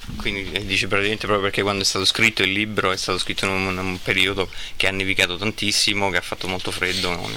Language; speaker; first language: Italian; native; Italian